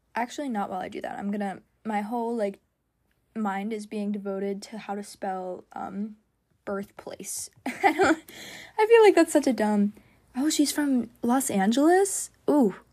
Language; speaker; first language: English; native; English